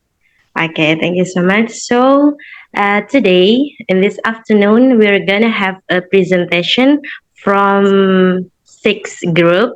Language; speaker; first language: English; non-native, learner; Indonesian